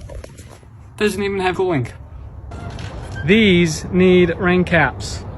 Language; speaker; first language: English; native; English